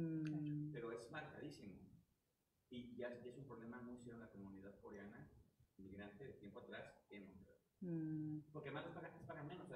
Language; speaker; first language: Spanish; native; Spanish